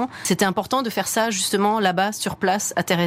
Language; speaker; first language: French; native; French